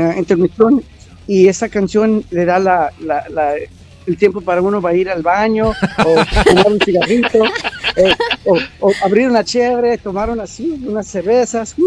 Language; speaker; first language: Spanish; early bilingual, heritage; English